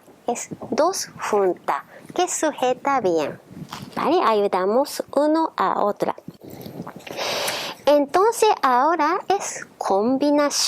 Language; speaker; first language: Spanish; non-native, learner; Japanese